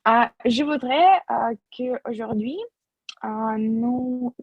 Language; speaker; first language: French; non-native, fluent; Russian